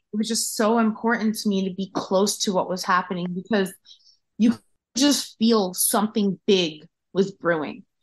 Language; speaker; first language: English; native; English